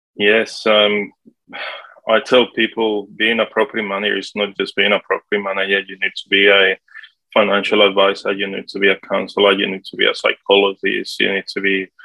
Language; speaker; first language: English; non-native, fluent; Spanish